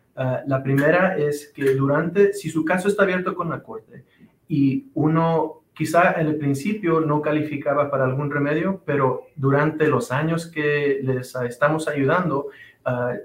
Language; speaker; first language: Spanish; early bilingual, heritage; Spanish